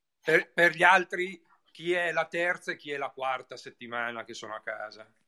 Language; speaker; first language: Italian; native; Italian